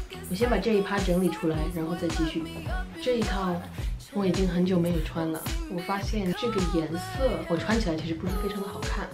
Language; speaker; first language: Chinese; early bilingual, heritage; Chinese